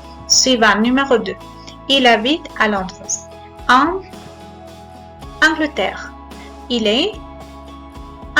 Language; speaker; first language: French; non-native, fluent; Spanish